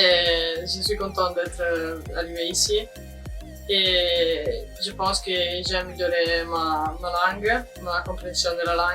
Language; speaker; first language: French; non-native, learner; Italian